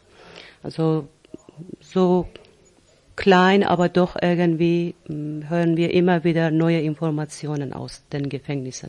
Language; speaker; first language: German; non-native, fluent; Persian